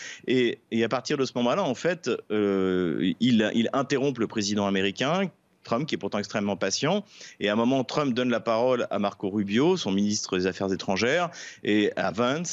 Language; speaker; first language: French; native; French